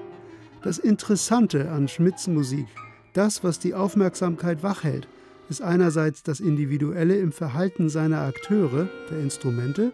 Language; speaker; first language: German; native; German